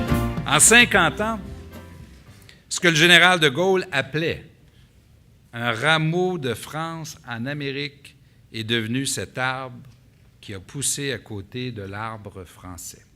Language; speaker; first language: French; native; French